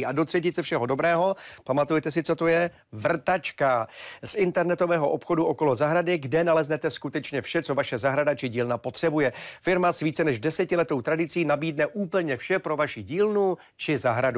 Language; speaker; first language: Czech; native; Czech